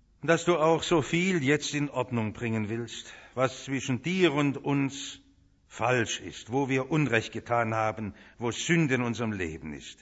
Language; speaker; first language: German; native; German